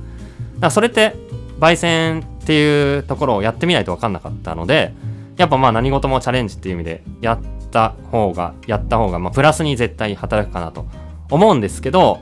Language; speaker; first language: Japanese; native; Japanese